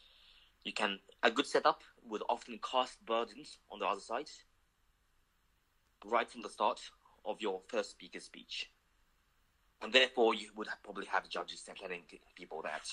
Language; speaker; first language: English; non-native, fluent; Japanese